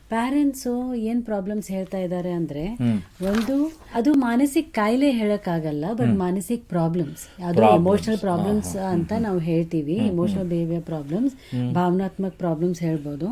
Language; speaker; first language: Kannada; non-native, local second language; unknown